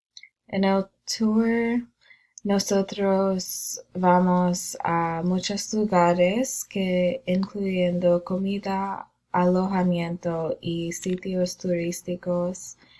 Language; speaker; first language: Spanish; non-native, learner; English